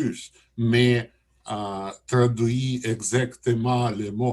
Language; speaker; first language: French; non-native, learner; Russian